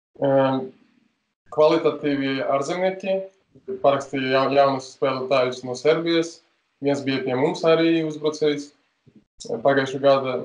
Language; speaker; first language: Latvian; non-native, local second language; Russian